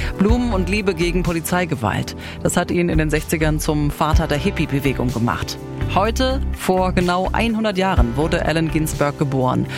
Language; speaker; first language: German; native; German